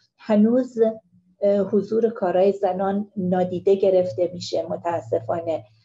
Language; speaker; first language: Persian; non-native, local second language; Central Kurdish